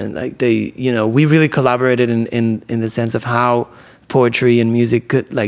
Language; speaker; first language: English; non-native, fluent; Spanish